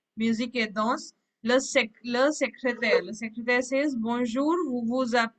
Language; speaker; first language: French; non-native, fluent; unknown